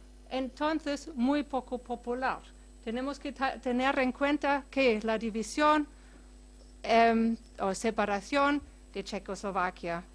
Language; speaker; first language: Spanish; non-native, fluent; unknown